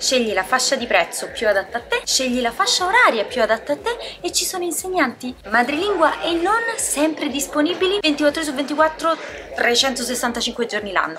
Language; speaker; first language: Italian; native; Italian